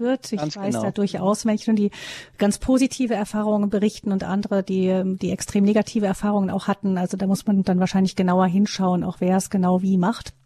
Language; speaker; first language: German; native; German